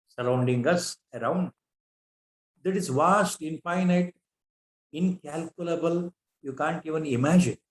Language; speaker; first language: English; non-native, local second language; Kannada